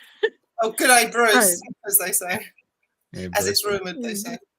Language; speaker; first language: English; native; English